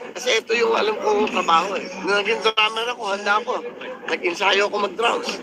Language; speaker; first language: Filipino; native; Filipino